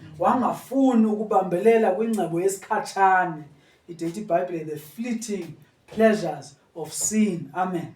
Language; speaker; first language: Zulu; non-native, local second language; Xhosa